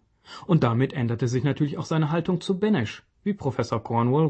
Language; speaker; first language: German; native; German